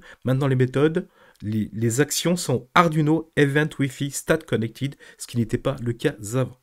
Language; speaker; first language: French; native; French